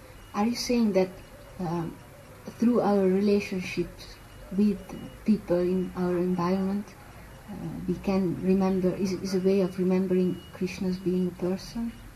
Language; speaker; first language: English; non-native, fluent; Hungarian